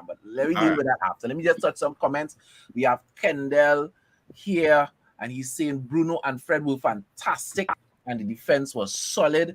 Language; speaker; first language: English; native; English